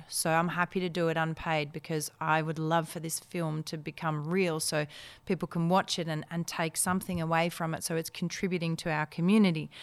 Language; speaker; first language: English; early bilingual, other home language; Dutch